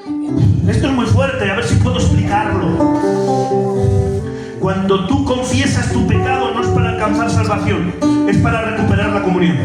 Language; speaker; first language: Spanish; native; Spanish